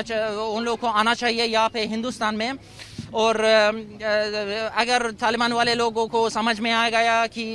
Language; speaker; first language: Hindi; non-native, fluent; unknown